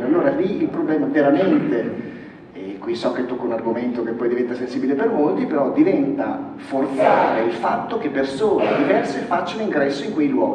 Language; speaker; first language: Italian; native; Italian